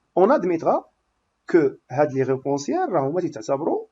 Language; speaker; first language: French; non-native, local second language; Arabic